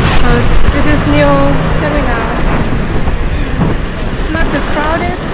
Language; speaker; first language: English; non-native, learner; Indonesian